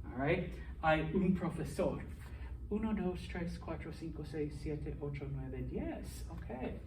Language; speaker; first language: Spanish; non-native, fluent; English